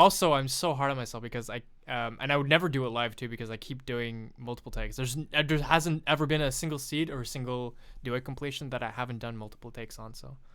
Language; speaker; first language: English; non-native, fluent; French